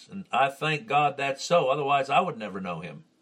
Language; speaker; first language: English; native; English